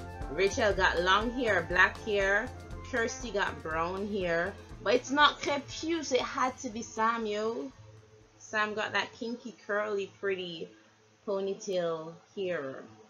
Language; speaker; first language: English; native; English